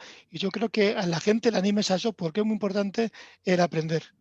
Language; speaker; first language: Spanish; native; Spanish